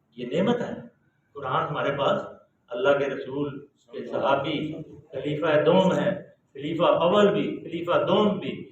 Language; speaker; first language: Urdu; non-native, local second language; Punjabi